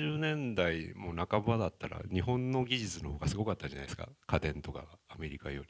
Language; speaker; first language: Japanese; native; Japanese